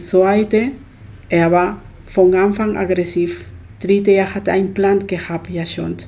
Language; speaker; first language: German; non-native, learner; Spanish